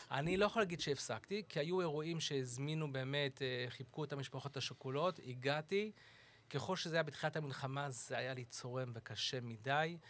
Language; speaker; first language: Hebrew; early bilingual, other home language; English